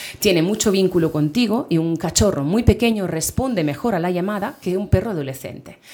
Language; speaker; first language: Spanish; non-native, fluent; Italian